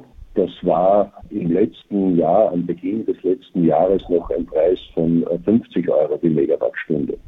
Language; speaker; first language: German; native; German